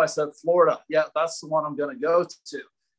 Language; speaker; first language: English; native; English